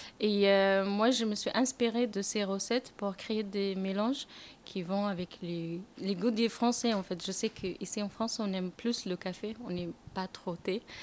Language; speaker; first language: French; non-native, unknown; Arabic